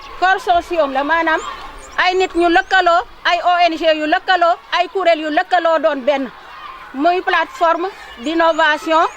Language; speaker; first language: Wolof; non-native, local second language; Serer